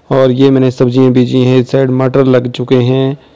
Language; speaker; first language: Hindi; native; Hindi